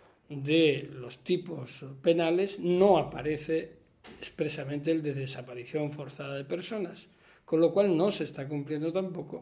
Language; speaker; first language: Spanish; native; Spanish